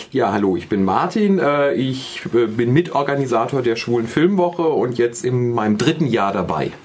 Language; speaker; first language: German; native; German